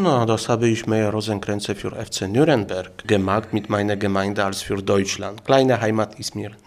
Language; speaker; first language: German; non-native, learner; Polish